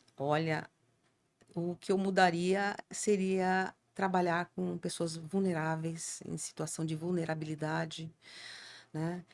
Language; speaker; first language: Portuguese; native; Portuguese